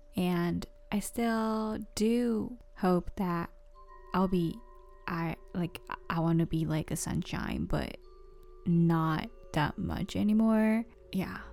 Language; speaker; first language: English; non-native, fluent; Japanese